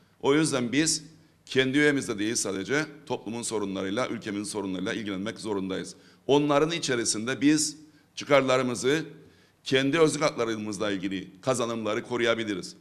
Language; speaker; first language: Turkish; native; Turkish